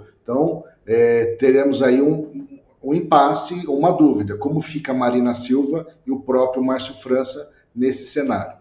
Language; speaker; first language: Portuguese; native; Portuguese